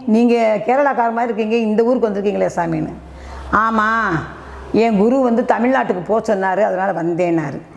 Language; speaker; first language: Tamil; native; Tamil